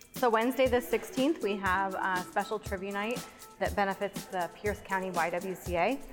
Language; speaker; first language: English; native; English